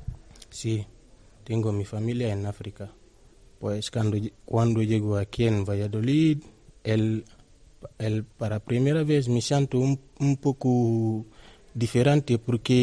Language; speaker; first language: Spanish; non-native, learner; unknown